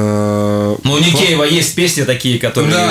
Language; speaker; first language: Russian; native; Russian